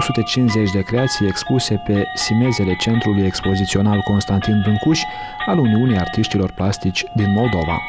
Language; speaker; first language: Romanian; native; Romanian